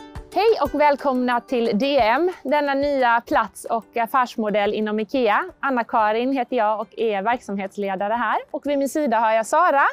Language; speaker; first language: Swedish; native; Swedish